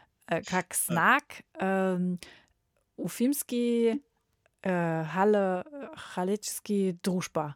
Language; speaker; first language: Russian; non-native, learner; German